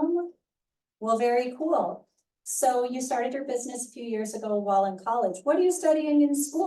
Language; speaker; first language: English; native; English